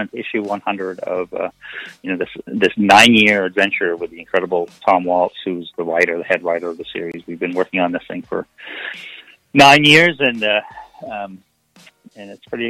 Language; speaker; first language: English; native; English